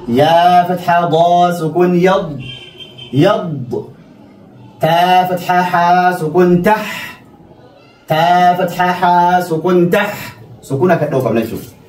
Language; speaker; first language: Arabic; non-native, fluent; Oromo